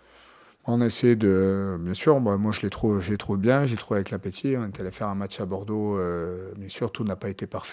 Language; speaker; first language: French; native; French